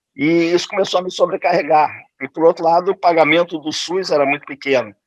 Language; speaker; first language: Portuguese; native; Portuguese